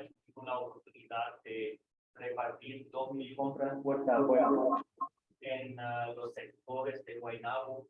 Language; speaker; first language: Spanish; non-native, fluent; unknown